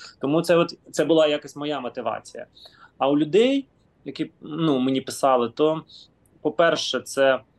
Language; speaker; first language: Ukrainian; non-native, local second language; Russian